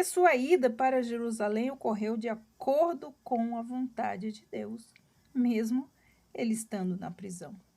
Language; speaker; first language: Portuguese; native; Portuguese